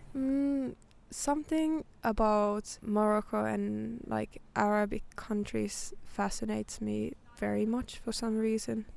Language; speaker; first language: English; non-native, fluent; Finnish